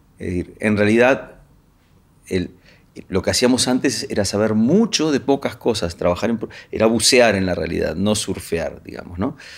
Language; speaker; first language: Spanish; native; Spanish